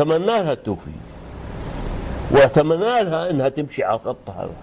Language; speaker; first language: Arabic; native; Arabic